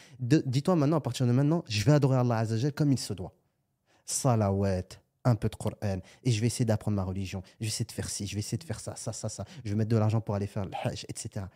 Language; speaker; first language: French; native; French